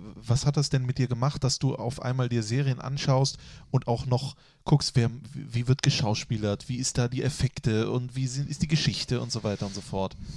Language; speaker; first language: German; native; German